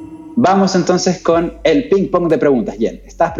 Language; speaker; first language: Spanish; native; Spanish